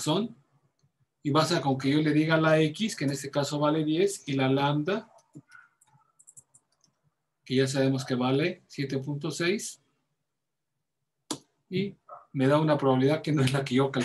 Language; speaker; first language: Spanish; native; Spanish